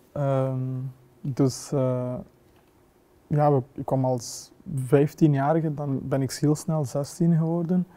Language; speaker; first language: Dutch; non-native, fluent; Kinyarwanda